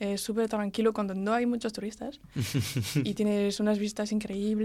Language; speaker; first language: Spanish; early bilingual, heritage; French